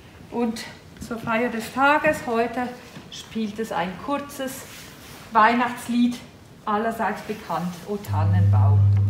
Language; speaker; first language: German; native; German